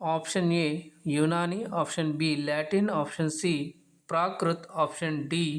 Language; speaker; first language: Hindi; non-native, local second language; Telugu